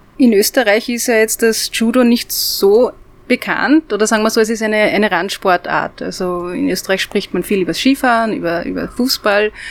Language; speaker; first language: German; native; German